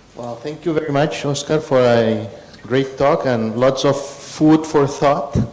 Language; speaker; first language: English; non-native, fluent; Catalan